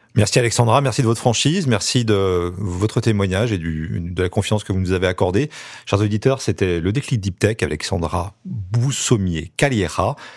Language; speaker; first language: French; native; French